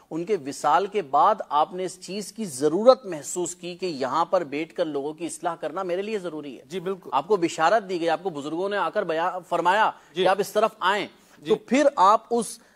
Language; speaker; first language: Urdu; non-native, local second language; Punjabi